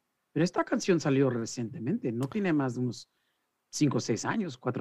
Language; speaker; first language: Spanish; early bilingual, heritage; Spanish